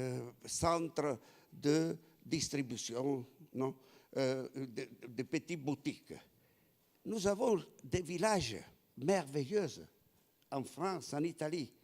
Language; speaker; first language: French; non-native, fluent; Italian